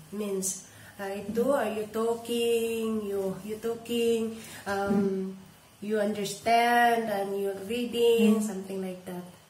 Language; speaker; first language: English; non-native, local second language; Cebuano